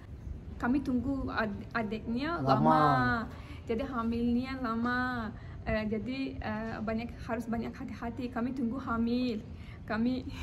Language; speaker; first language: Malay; non-native, learner; Turkish